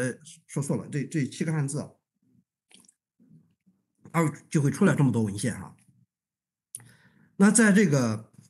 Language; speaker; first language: Chinese; native; Chinese